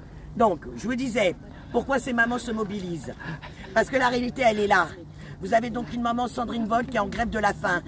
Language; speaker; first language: French; native; French